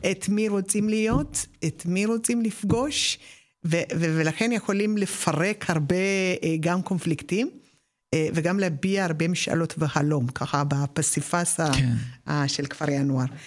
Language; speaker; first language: Hebrew; non-native, fluent; Amharic